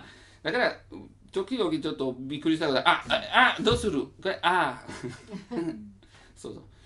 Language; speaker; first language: Japanese; non-native, learner; Italian